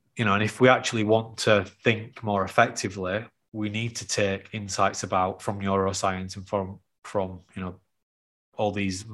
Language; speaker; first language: English; native; English